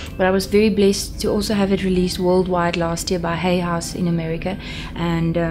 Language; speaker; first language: English; non-native, local second language; Afrikaans